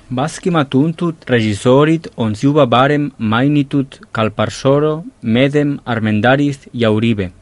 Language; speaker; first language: Estonian; non-native, fluent; Catalan